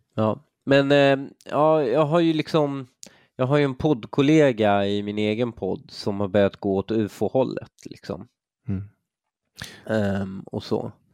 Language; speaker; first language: Swedish; early bilingual, other home language; Persian